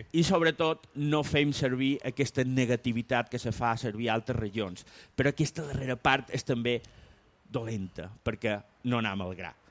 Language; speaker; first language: Catalan; non-native, local second language; Spanish